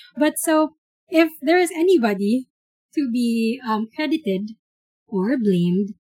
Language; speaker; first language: English; non-native, local second language; Filipino